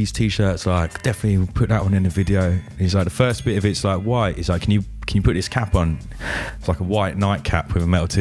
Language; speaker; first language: English; native; English